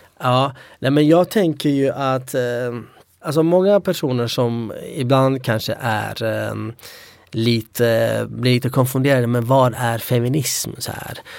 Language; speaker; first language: Swedish; early bilingual, other home language; Kurdish